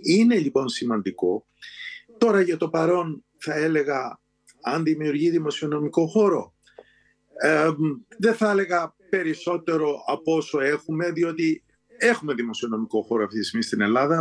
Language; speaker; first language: Greek; native; Greek